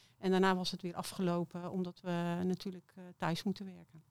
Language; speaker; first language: Dutch; native; Dutch